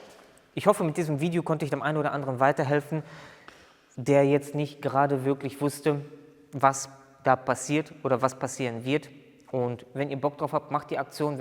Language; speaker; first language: German; native; German